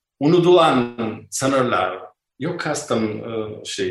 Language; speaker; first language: Turkish; non-native, learner; Albanian